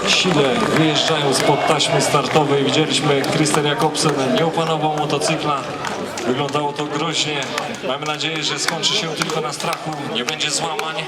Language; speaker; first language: Polish; native; Polish